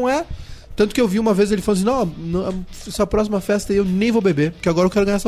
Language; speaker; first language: Portuguese; native; Portuguese